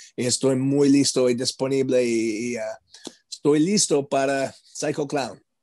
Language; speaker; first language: Spanish; non-native, learner; English